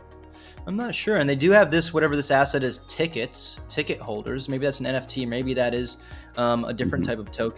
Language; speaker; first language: English; native; English